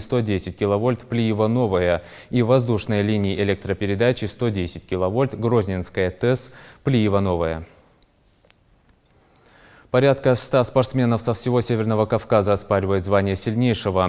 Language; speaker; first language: Russian; native; Russian